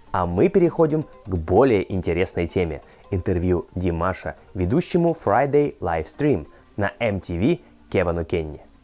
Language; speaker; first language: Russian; native; Russian